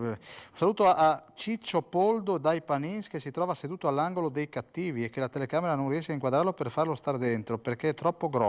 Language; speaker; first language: Italian; native; Italian